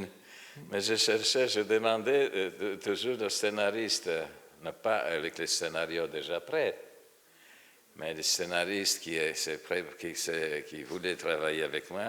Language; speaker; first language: French; non-native, fluent; Polish